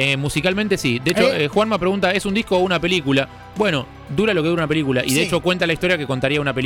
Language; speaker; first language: Spanish; native; Spanish